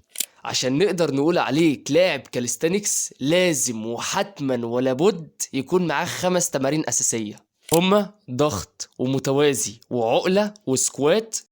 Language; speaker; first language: Arabic; native; Arabic